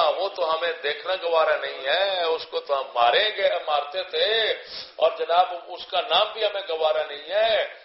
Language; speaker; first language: Urdu; non-native, local second language; Punjabi